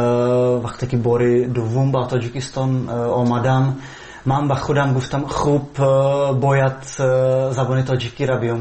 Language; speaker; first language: Tajik; non-native, fluent; Czech